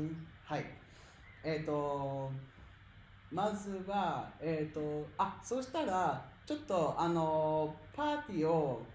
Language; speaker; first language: Japanese; non-native, fluent; English